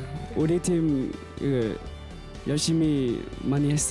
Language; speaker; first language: Korean; non-native, learner; Vietnamese